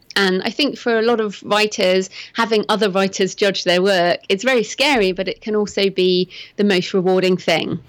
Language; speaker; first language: English; native; English